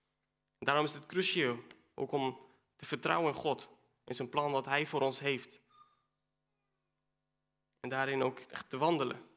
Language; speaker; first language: Dutch; non-native, fluent; Spanish